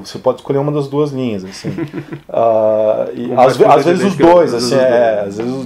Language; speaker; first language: Portuguese; native; Portuguese